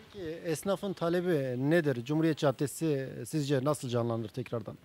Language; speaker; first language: Turkish; native; Turkish